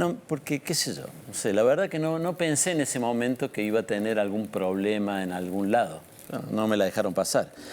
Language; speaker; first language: Spanish; native; Spanish